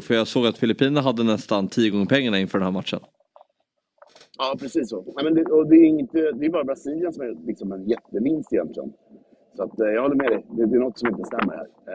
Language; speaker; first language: Swedish; native; Swedish